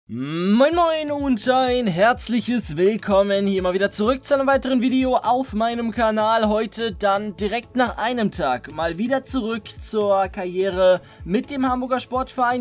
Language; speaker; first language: German; native; German